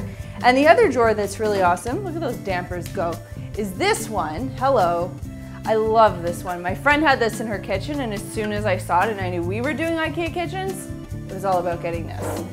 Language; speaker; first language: English; native; English